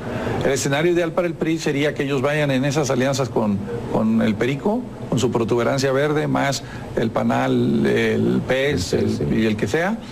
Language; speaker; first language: Spanish; native; Spanish